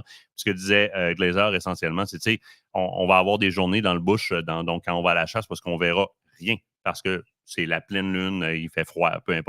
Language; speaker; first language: French; native; French